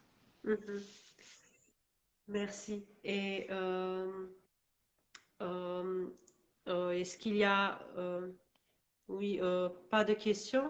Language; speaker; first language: French; non-native, learner; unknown